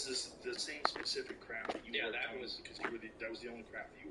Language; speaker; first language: English; native; English